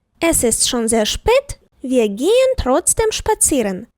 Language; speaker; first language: German; non-native, fluent; Ukrainian